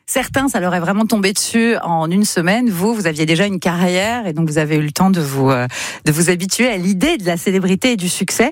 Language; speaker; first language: French; native; French